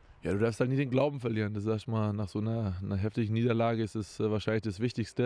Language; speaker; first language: German; native; German